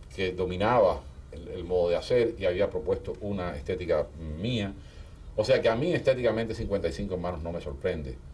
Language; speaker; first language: Spanish; native; Spanish